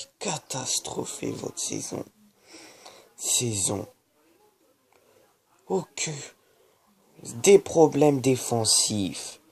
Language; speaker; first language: French; native; French